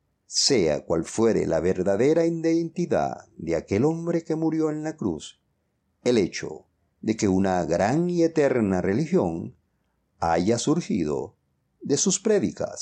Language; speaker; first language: Spanish; native; Spanish